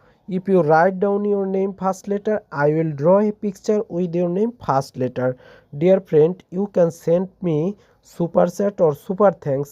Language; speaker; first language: English; non-native, learner; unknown